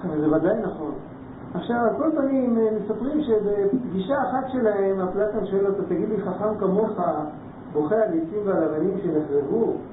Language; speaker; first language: Hebrew; non-native, fluent; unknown